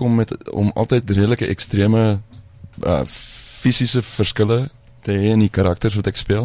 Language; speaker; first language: English; non-native, fluent; German